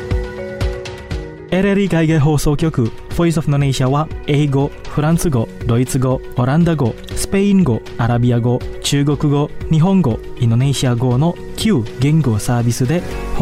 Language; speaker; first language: Japanese; non-native, fluent; Indonesian